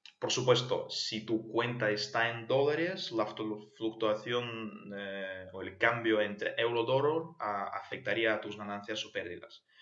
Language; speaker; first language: Spanish; non-native, fluent; Ukrainian